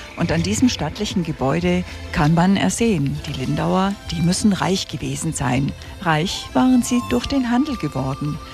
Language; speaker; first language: German; native; German